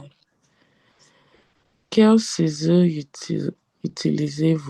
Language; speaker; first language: French; non-native, learner; English